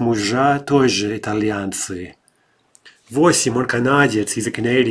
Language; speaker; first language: Russian; non-native, fluent; English